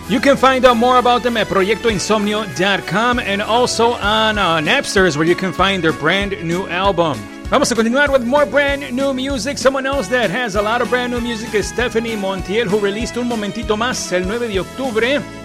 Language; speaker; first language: English; early bilingual, other home language; Spanish